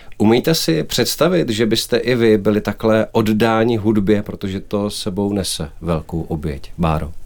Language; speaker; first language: Czech; native; Czech